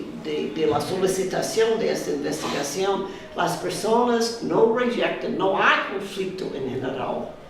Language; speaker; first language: Spanish; non-native, fluent; English